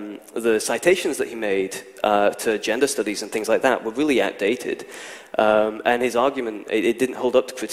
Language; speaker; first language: English; native; English